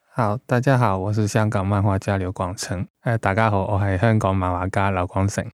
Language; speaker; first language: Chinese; non-native, local second language; Cantonese